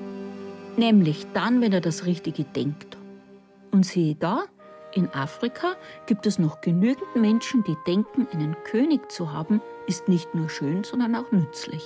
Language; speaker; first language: German; native; German